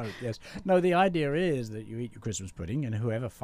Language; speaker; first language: English; native; English